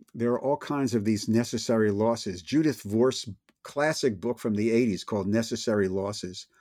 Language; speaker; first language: English; native; English